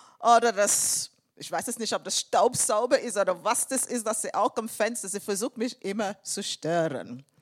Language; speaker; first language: German; non-native, fluent; English